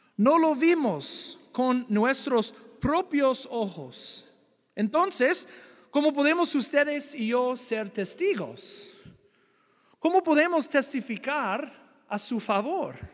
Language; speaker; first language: Spanish; non-native, fluent; English